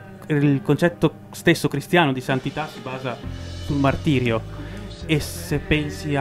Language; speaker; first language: Italian; native; Italian